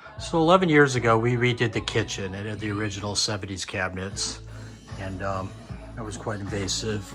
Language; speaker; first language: English; native; English